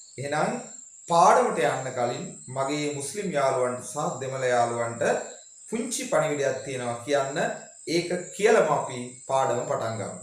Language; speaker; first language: Sinhala; non-native, local second language; Tamil